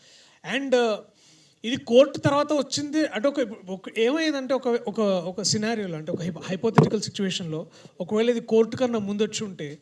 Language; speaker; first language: Telugu; native; Telugu